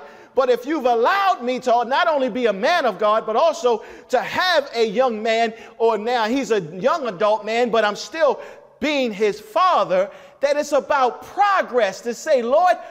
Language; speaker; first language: English; native; English